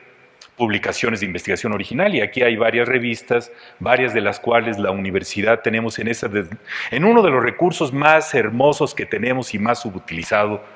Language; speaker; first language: Spanish; native; Spanish